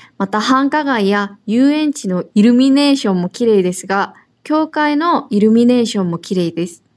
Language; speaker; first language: Japanese; non-native, fluent; Korean